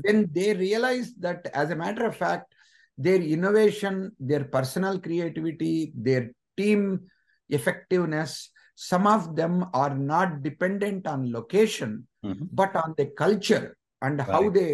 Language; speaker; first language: English; non-native, local second language; Telugu